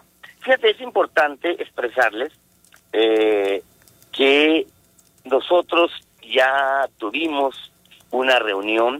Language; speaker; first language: Spanish; native; Spanish